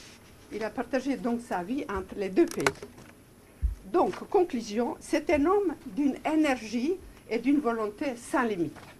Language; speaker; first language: French; non-native, fluent; Serbian